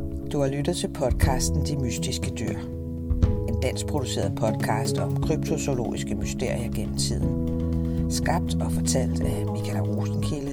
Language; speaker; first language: Danish; native; Danish